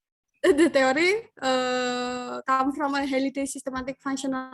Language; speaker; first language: English; non-native, learner; Indonesian